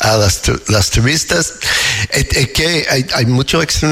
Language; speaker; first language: Spanish; non-native, learner; English